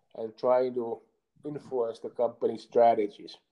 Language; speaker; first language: English; non-native, fluent; Finnish